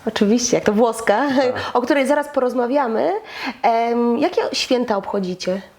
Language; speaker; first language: Polish; native; Polish